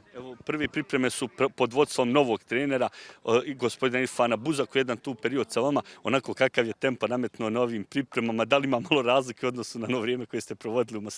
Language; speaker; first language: Bosnian; native; Bosnian